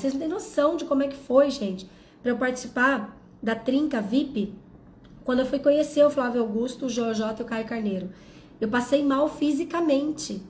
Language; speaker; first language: Portuguese; native; Portuguese